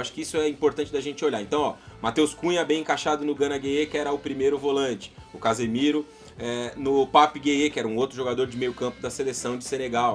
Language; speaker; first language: Portuguese; native; Portuguese